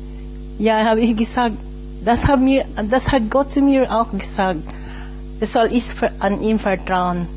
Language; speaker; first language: German; non-native, learner; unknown